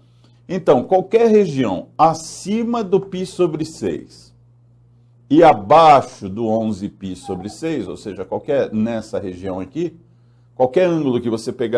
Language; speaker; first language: Portuguese; native; Portuguese